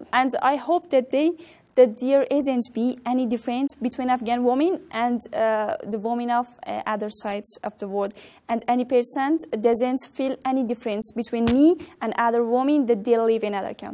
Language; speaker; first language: English; non-native, learner; Persian